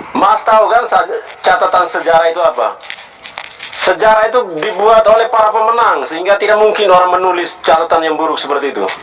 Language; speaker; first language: Indonesian; native; Indonesian